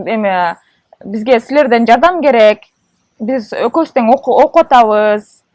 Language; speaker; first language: Kyrgyz; native; Kyrgyz